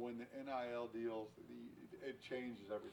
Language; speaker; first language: English; native; English